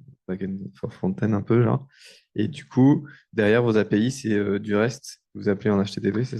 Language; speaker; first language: French; native; French